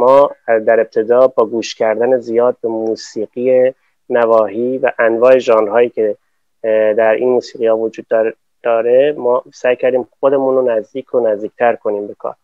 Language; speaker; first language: Persian; non-native, local second language; Kurdish